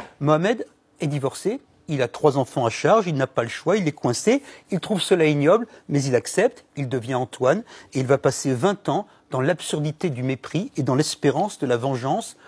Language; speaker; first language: French; native; French